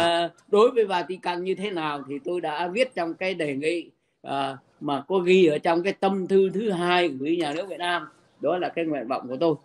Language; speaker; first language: Vietnamese; native; Vietnamese